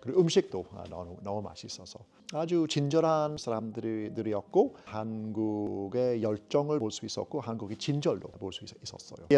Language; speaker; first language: Korean; non-native, fluent; English